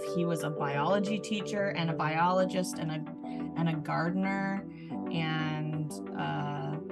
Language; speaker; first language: English; native; English